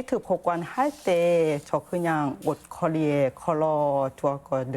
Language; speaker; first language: Korean; non-native, learner; Thai